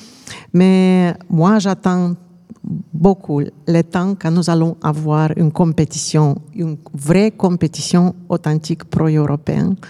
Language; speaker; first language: French; non-native, fluent; Romanian